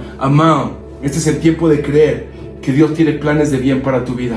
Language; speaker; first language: Spanish; native; Spanish